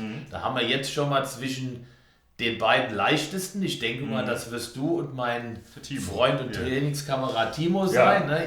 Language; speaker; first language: German; native; German